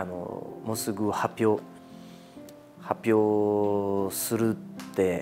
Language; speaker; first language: Japanese; non-native, fluent; French